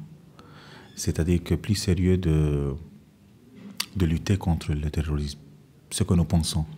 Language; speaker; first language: French; non-native, fluent; Arabic